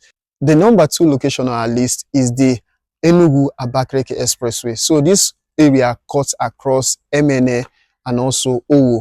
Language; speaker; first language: English; non-native, local second language; Igbo